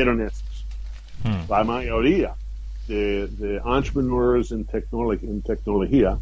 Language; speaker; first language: Spanish; non-native, fluent; English